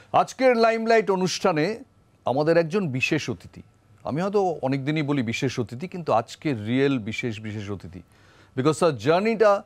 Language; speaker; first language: Bangla; native; Bangla